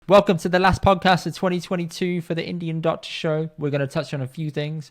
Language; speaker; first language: English; early bilingual, other home language; Punjabi